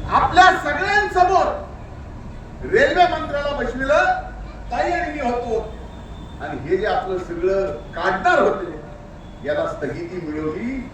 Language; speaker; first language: Marathi; native; Marathi